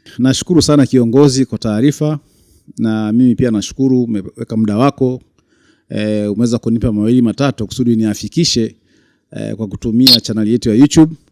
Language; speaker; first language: Swahili; native; Swahili